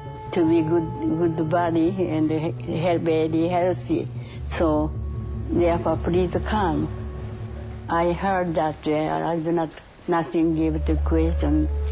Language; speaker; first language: English; non-native, learner; Japanese